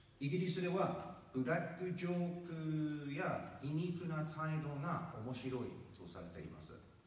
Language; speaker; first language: Japanese; non-native, fluent; English